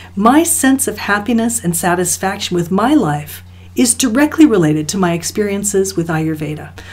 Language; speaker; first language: English; native; English